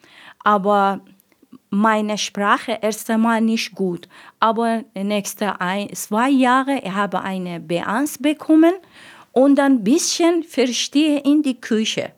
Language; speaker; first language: German; non-native, learner; Persian